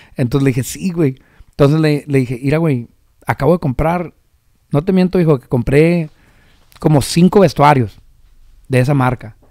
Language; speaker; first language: Spanish; early bilingual, heritage; Spanish